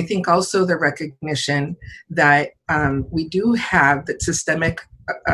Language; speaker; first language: English; native; English